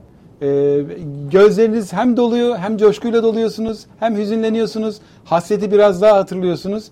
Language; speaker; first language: Turkish; native; Turkish